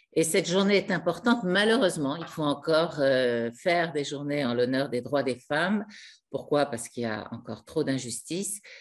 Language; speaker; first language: French; native; French